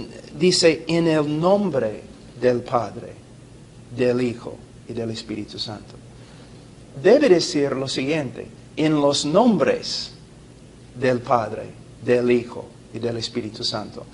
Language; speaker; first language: Spanish; non-native, fluent; English